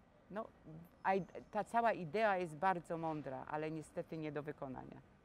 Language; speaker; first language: Polish; native; Polish